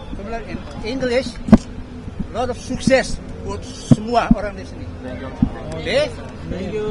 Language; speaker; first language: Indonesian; early bilingual, heritage; Indonesian